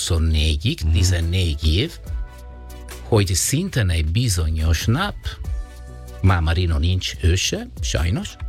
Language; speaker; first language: Hungarian; non-native, learner; Italian